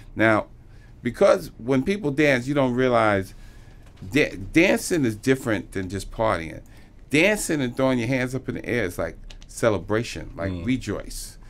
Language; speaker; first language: English; native; English